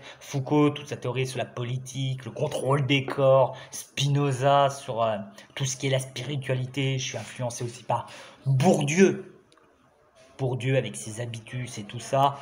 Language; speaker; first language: French; native; French